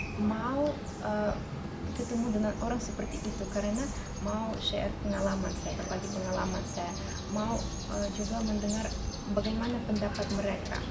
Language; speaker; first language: Indonesian; non-native, fluent; Russian